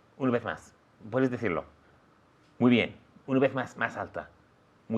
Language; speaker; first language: Spanish; non-native, fluent; English